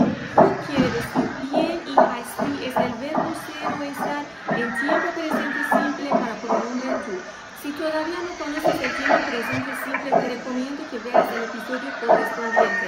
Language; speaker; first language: Spanish; non-native, fluent; Persian